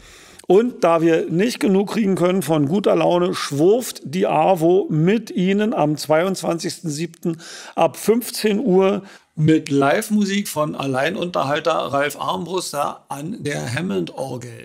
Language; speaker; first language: German; native; German